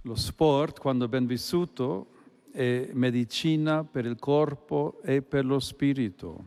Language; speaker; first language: Italian; non-native, fluent; English